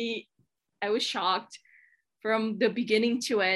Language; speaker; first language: English; non-native, fluent; Portuguese